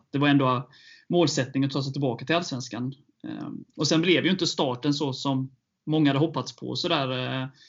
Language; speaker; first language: Swedish; native; Swedish